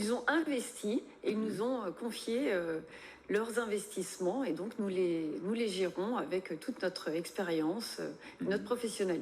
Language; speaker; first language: French; native; French